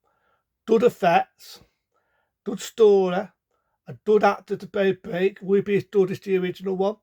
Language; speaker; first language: English; native; English